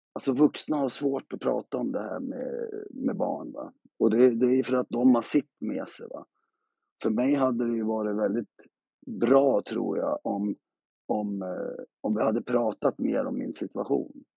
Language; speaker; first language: Swedish; native; Swedish